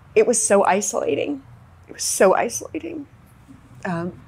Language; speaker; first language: English; native; English